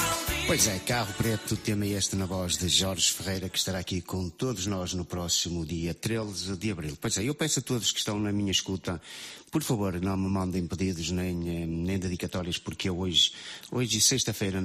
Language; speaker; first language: Portuguese; native; Portuguese